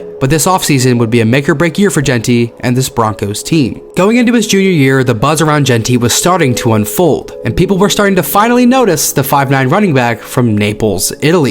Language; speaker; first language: English; native; English